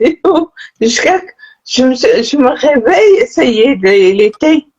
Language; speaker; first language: French; non-native, local second language; Arabic